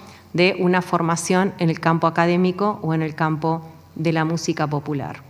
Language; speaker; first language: Spanish; native; Spanish